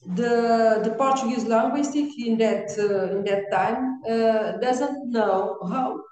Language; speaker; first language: English; non-native, learner; Kabuverdianu